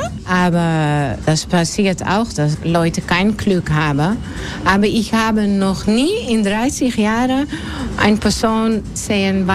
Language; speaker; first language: German; non-native, learner; Dutch